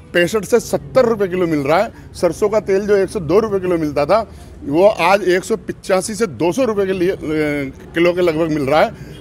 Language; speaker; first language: Hindi; native; Hindi